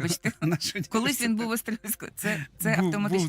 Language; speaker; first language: Ukrainian; native; Ukrainian